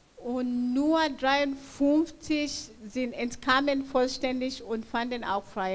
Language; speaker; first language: German; non-native, fluent; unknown